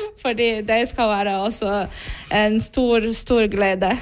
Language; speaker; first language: Norwegian; non-native, fluent; Portuguese